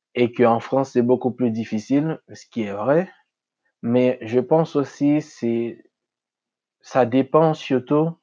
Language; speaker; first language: French; non-native, local second language; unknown